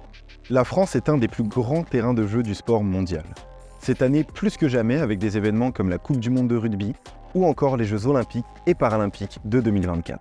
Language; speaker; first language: French; native; French